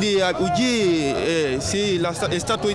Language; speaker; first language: Italian; non-native, learner; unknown